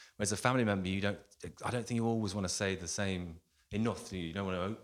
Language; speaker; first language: English; native; English